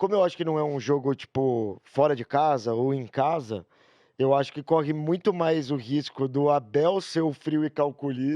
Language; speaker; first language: Portuguese; native; Portuguese